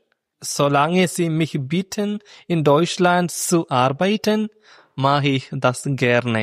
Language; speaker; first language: German; non-native, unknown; Malayalam